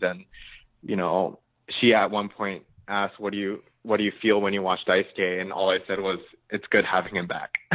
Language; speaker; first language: English; early bilingual, other home language; Japanese